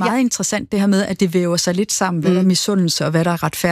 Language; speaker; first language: Danish; native; Danish